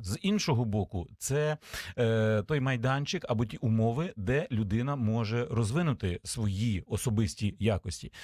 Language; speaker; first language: Ukrainian; native; Ukrainian